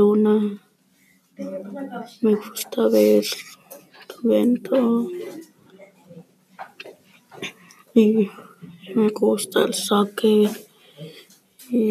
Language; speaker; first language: Spanish; early bilingual, heritage; Spanish